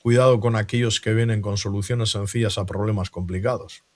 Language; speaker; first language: Spanish; non-native, local second language; Basque